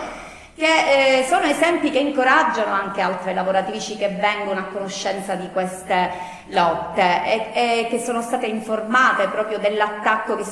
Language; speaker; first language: Italian; native; Italian